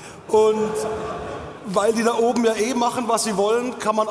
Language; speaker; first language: German; native; German